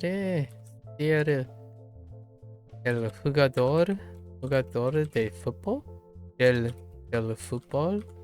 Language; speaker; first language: Spanish; non-native, learner; English